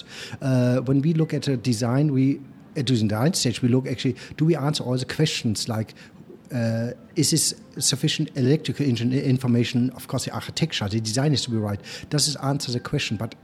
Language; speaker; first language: English; non-native, fluent; German